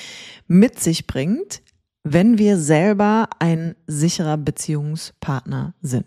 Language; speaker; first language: German; native; German